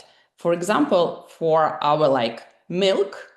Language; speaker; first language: English; non-native, fluent; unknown